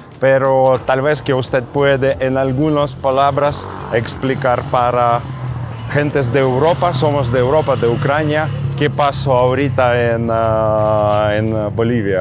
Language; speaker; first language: Spanish; non-native, learner; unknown